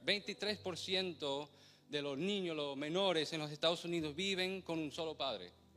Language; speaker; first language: Spanish; non-native, fluent; English